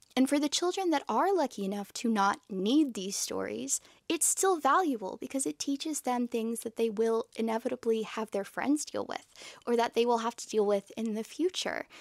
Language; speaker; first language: English; native; English